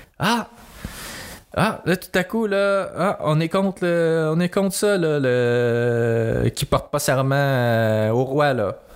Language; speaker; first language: French; native; French